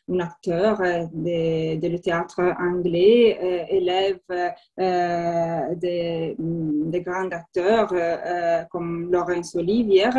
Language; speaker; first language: French; non-native, learner; Italian